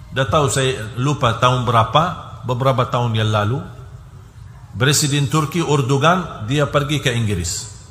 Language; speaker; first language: Indonesian; non-native, fluent; Arabic